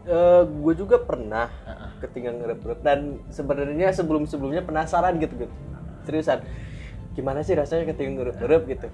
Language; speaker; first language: Indonesian; native; Indonesian